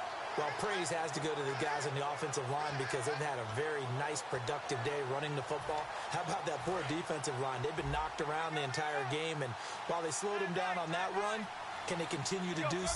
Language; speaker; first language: English; native; English